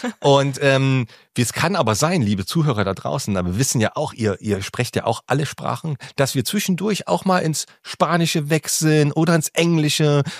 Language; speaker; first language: German; native; German